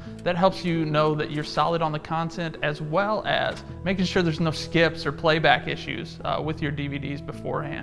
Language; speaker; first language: English; native; English